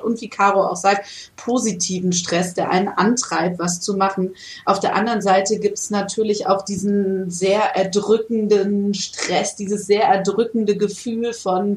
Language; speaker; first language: German; native; German